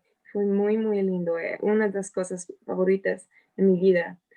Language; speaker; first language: Spanish; non-native, fluent; English